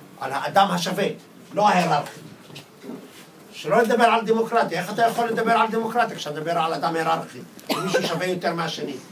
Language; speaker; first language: Hebrew; non-native, local second language; Arabic